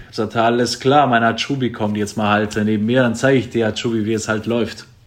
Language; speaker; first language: German; non-native, fluent; Greek